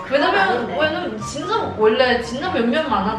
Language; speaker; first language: Korean; non-native, learner; Cantonese